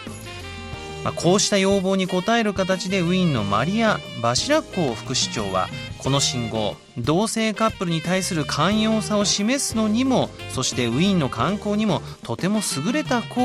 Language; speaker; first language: Japanese; native; Japanese